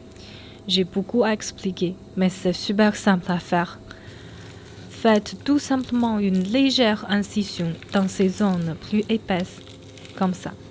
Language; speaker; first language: French; non-native, fluent; Chinese